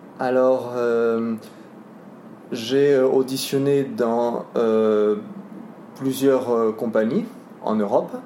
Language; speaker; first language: French; native; French